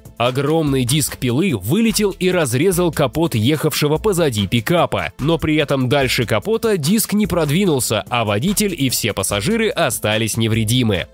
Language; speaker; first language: Russian; native; Russian